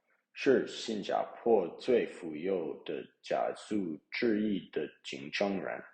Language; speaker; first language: Chinese; non-native, learner; English